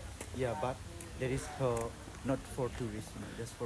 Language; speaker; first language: English; non-native, learner; Indonesian